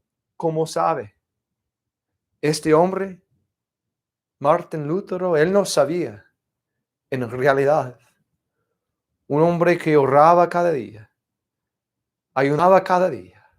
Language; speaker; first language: Spanish; non-native, fluent; English